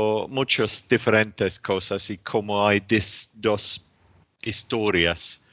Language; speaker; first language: Spanish; non-native, learner; English